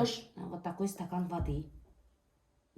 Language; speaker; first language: Russian; non-native, local second language; Kazakh